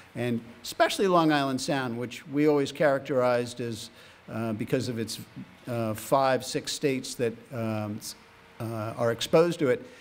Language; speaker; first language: English; native; English